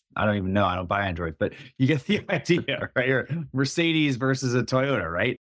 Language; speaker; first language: English; native; English